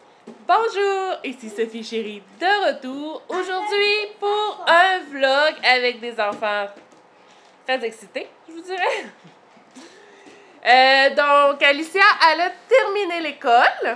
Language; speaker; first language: French; native; French